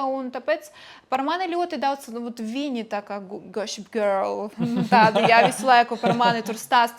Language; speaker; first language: Latvian; non-native, local second language; Russian